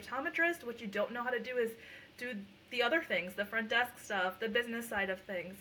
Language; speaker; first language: English; early bilingual, other home language; Punjabi